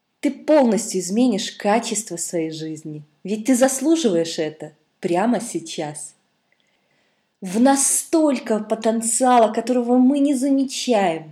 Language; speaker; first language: Russian; native; Russian